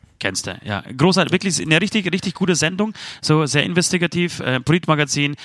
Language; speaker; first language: German; early bilingual, other home language; Polish